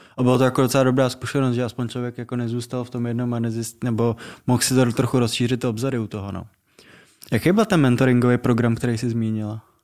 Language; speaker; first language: Czech; native; Czech